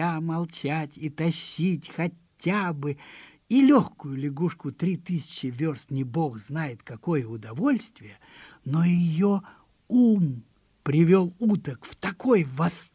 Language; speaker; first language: Russian; native; Russian